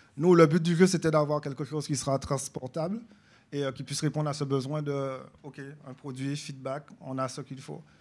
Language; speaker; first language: French; native; French